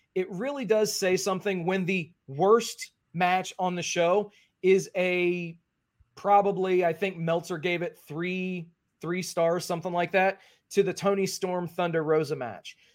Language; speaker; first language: English; native; English